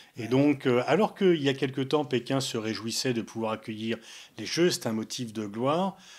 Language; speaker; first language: French; native; French